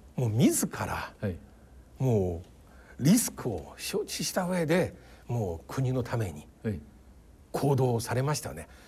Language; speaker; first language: Japanese; non-native, fluent; Chinese